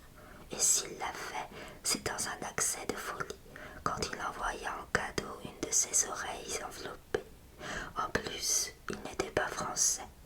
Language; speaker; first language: French; native; French